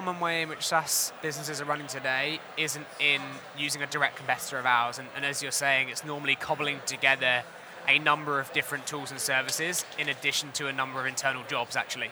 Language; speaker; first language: English; native; English